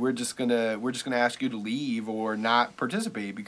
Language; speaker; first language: English; native; English